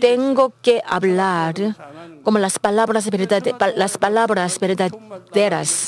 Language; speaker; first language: Spanish; non-native, fluent; Korean